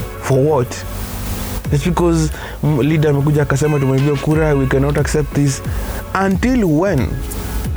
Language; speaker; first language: English; non-native, local second language; Kikuyu